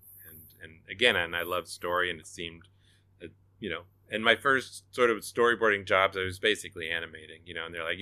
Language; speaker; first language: English; native; English